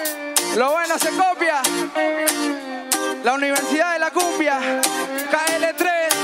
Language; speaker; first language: Spanish; native; Spanish